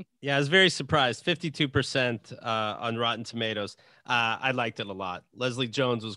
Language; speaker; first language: English; native; English